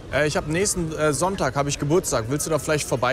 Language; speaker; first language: German; native; German